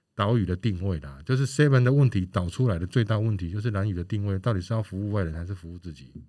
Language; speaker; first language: Chinese; native; Chinese